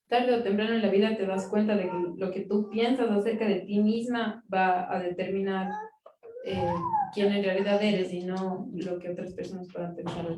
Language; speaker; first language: Spanish; native; Spanish